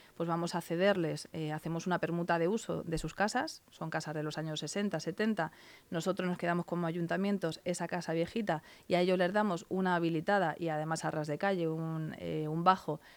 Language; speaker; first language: Spanish; native; Spanish